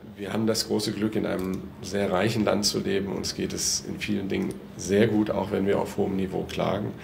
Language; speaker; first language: German; native; German